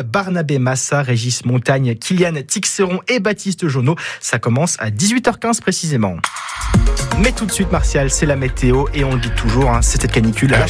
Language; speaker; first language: French; native; French